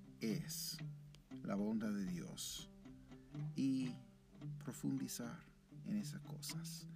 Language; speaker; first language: Spanish; non-native, fluent; English